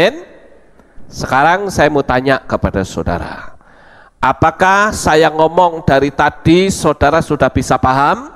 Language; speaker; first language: Indonesian; native; Indonesian